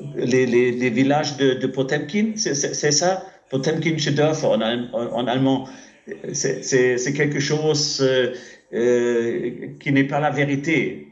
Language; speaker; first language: French; non-native, fluent; German